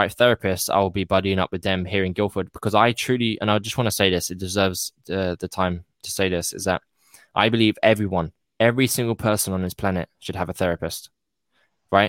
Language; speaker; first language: English; native; English